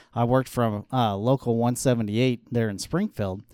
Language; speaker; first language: English; native; English